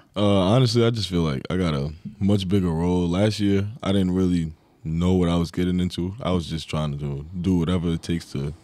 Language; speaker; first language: English; native; English